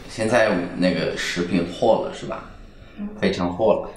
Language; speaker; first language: Chinese; non-native, fluent; Italian